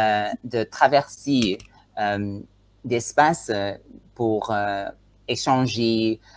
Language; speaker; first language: French; non-native, learner; Tswana